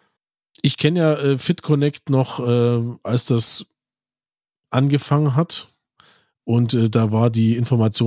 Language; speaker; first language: German; native; German